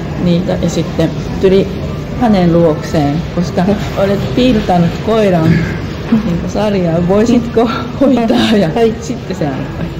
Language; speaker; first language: Finnish; non-native, fluent; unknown